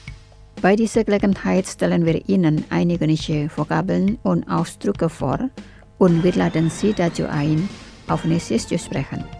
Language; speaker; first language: German; non-native, learner; Indonesian